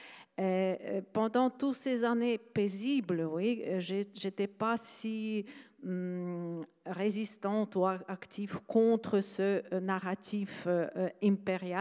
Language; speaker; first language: French; non-native, fluent; Ukrainian